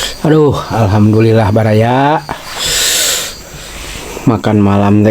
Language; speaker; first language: Indonesian; non-native, local second language; Sundanese